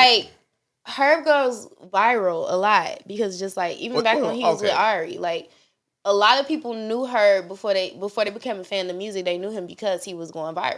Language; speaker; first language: English; native; English